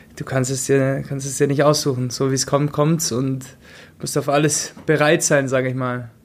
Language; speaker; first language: German; native; German